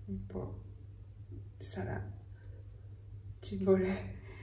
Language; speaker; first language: Italian; non-native, learner; Japanese